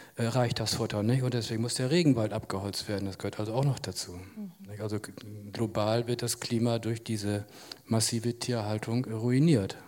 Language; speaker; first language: German; native; German